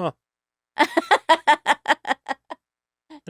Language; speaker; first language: English; native; English